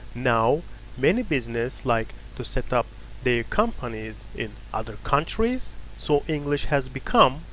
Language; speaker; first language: English; non-native, fluent; Turkish